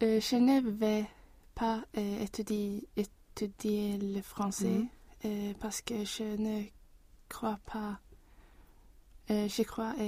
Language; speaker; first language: French; non-native, learner; Swedish